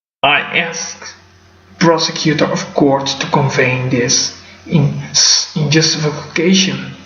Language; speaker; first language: English; non-native, fluent; Dutch